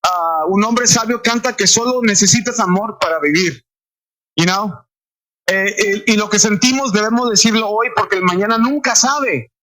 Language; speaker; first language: Spanish; early bilingual, heritage; Spanish